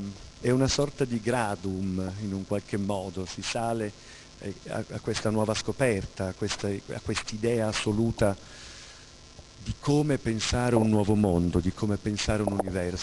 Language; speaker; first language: Italian; native; Italian